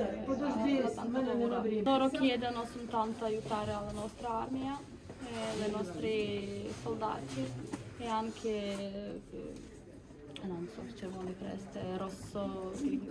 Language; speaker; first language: Italian; non-native, fluent; Ukrainian